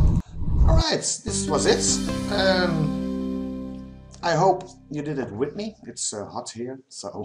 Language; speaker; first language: English; non-native, fluent; Dutch